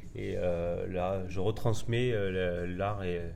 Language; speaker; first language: French; native; French